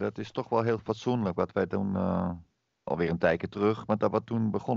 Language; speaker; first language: Dutch; native; Dutch